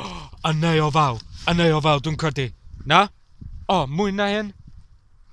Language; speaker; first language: Welsh; non-native, learner; English